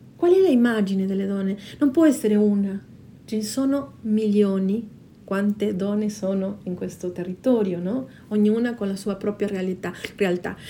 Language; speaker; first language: Italian; non-native, fluent; Spanish